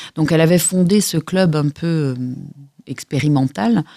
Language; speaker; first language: French; native; French